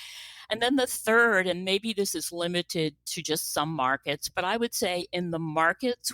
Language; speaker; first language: English; native; English